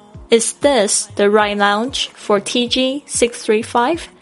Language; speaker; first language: English; non-native, fluent; Chinese